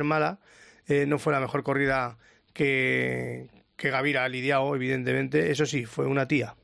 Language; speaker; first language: Spanish; native; Spanish